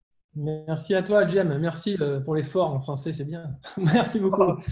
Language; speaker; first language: French; native; French